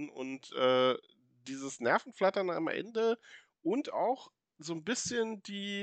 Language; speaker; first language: German; native; German